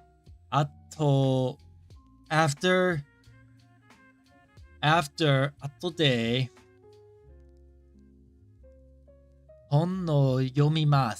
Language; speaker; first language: Japanese; non-native, learner; English